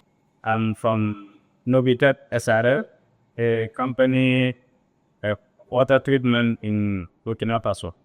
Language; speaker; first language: English; non-native, learner; French